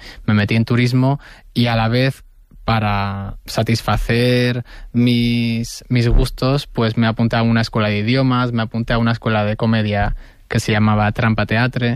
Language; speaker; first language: Spanish; native; Spanish